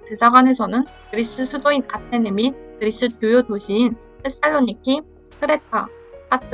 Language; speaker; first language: Korean; native; Korean